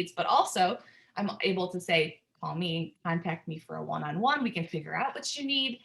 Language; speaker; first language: English; native; English